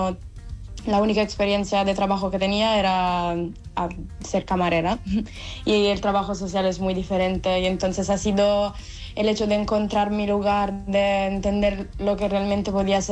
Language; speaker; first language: Spanish; non-native, fluent; Italian